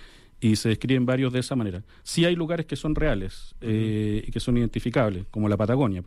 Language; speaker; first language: Spanish; native; Spanish